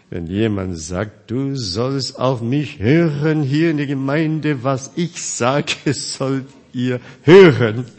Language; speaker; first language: German; non-native, fluent; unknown